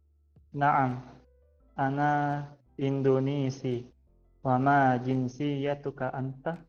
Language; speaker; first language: Arabic; non-native, learner; Indonesian